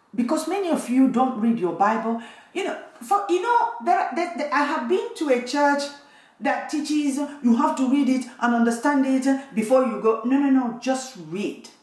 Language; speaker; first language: English; non-native, local second language; Igbo